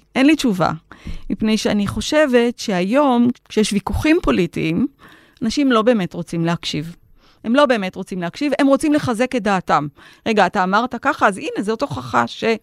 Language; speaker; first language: Hebrew; native; Hebrew